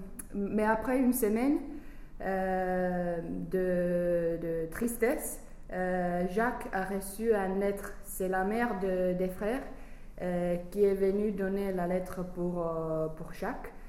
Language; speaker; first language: French; non-native, fluent; English